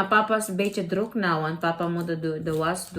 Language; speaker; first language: Dutch; non-native, fluent; Cebuano